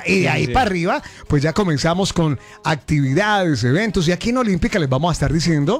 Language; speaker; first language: Spanish; native; Spanish